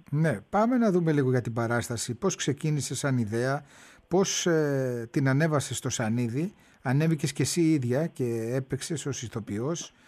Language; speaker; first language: Greek; native; Greek